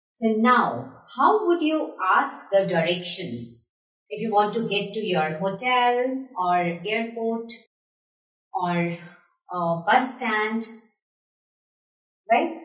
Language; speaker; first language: English; non-native, local second language; Hindi